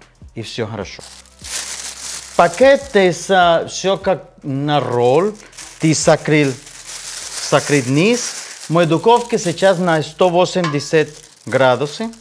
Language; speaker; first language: Russian; non-native, learner; Spanish